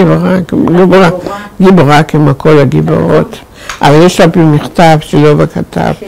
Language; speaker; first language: Hebrew; non-native, fluent; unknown